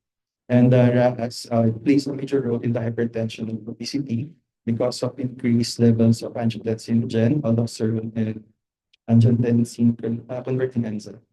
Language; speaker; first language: English; non-native, local second language; Filipino